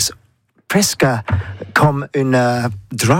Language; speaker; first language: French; non-native, learner; English